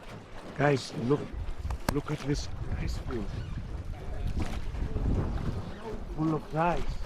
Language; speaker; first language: English; non-native, fluent; Greek